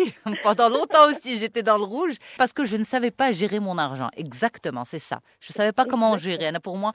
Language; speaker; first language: French; non-native, local second language; Arabic